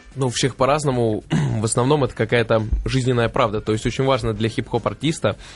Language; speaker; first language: Russian; native; Russian